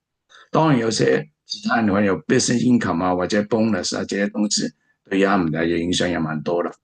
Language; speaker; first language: Chinese; native; Chinese